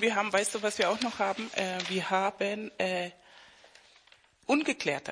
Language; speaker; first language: German; non-native, fluent; Spanish